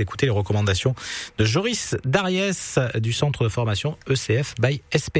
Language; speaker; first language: French; native; French